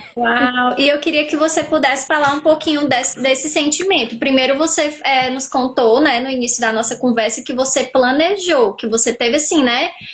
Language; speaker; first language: Portuguese; native; Portuguese